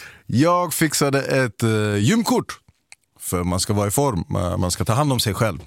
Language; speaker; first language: Swedish; native; Swedish